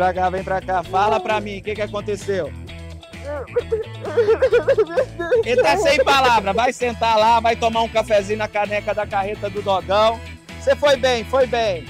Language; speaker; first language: Portuguese; native; Portuguese